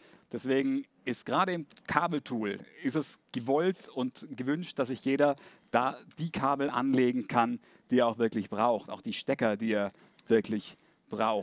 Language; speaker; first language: German; native; German